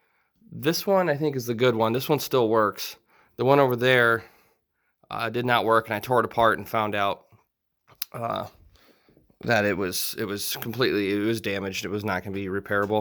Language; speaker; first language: English; native; English